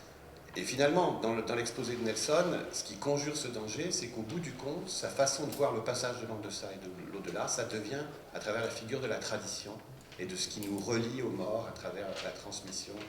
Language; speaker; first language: French; native; French